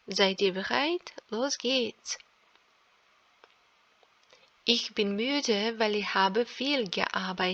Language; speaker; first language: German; non-native, fluent; Serbian